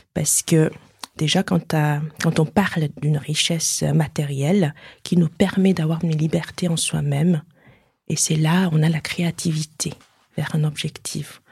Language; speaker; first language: French; non-native, fluent; Chinese